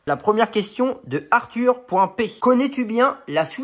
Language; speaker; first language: French; native; French